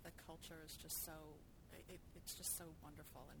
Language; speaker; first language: English; native; English